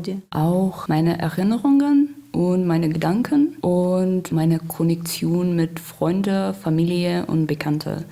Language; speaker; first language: German; non-native, learner; Russian